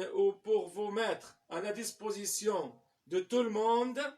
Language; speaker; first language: French; non-native, local second language; Arabic